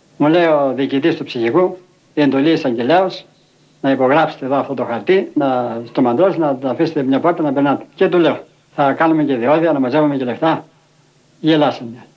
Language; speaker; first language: Greek; native; Greek